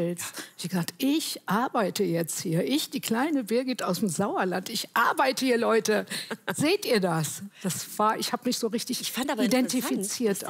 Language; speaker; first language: German; native; German